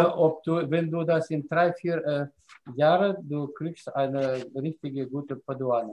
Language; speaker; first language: German; non-native, fluent; Russian